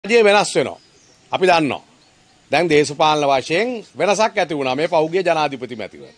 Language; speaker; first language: Sinhala; native; Sinhala